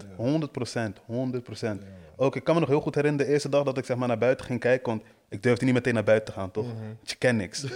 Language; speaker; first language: Dutch; early bilingual, other home language; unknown